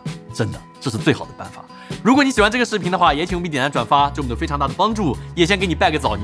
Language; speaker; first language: Chinese; native; Chinese